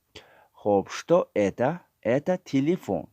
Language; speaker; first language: Russian; non-native, fluent; Tajik